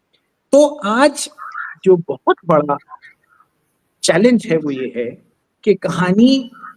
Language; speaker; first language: Hindi; native; Hindi